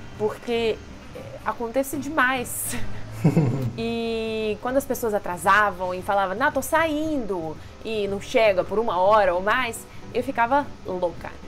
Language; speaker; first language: Portuguese; non-native, fluent; Russian